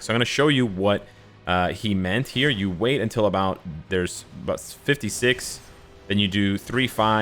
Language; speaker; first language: English; native; English